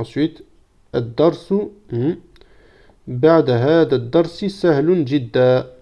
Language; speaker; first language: Arabic; non-native, fluent; French